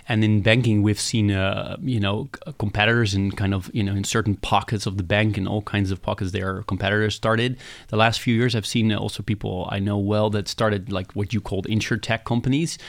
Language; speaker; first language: English; non-native, fluent; Dutch